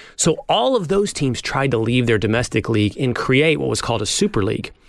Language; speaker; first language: English; native; English